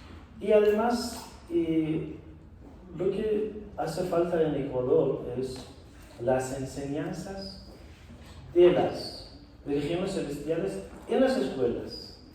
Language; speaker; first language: Spanish; non-native, fluent; Persian